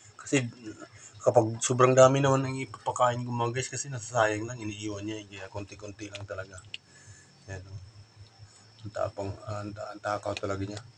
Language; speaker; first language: Filipino; non-native, local second language; Cebuano